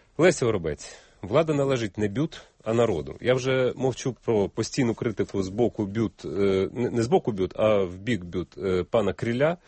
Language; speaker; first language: Ukrainian; native; Ukrainian